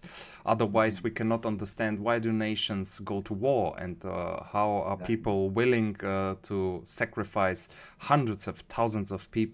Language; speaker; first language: English; non-native, fluent; German